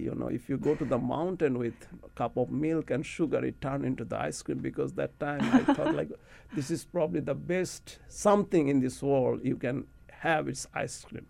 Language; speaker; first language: English; non-native, local second language; Bangla